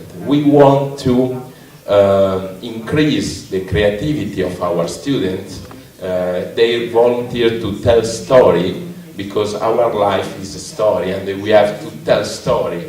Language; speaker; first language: English; non-native, learner; Italian